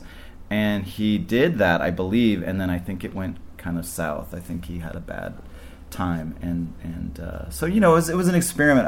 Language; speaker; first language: English; native; English